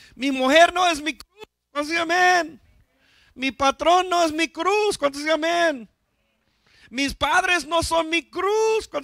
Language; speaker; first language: Spanish; non-native, fluent; English